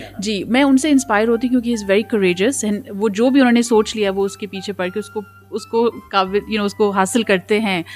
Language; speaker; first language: Urdu; early bilingual, heritage; Urdu